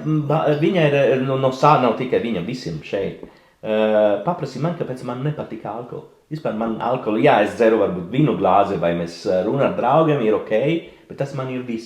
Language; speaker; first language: Latvian; non-native, learner; Italian